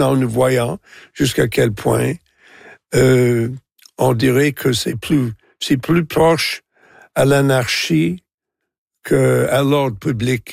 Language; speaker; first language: French; non-native, local second language; English